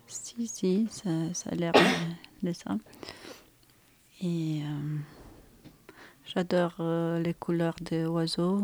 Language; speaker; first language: French; non-native, fluent; Romanian